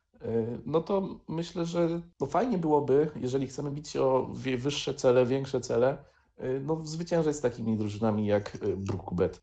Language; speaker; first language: Polish; native; Polish